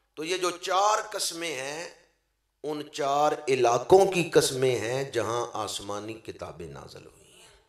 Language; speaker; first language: Urdu; non-native, local second language; Punjabi